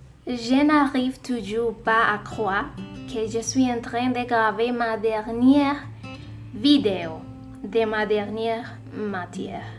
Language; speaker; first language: French; non-native, learner; Spanish